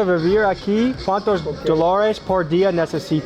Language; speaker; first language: Spanish; non-native, learner; English